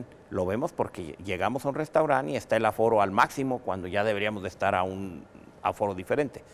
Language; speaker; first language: Spanish; native; Spanish